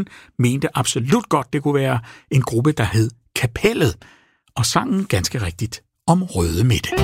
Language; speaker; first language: Danish; native; Danish